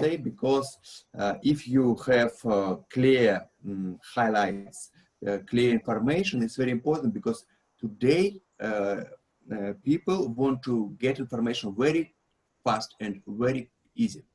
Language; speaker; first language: English; non-native, learner; Russian